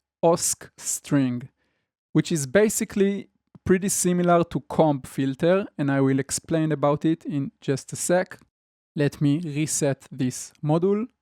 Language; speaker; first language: English; non-native, fluent; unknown